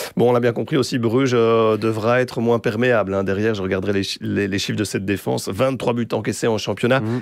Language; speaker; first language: French; native; French